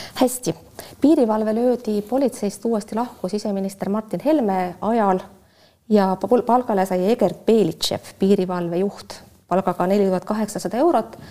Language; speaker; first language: Estonian; native; Estonian